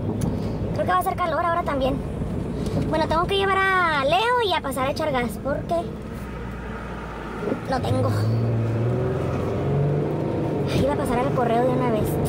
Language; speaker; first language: Spanish; native; Spanish